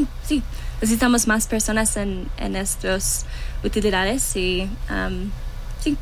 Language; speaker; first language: Spanish; non-native, learner; English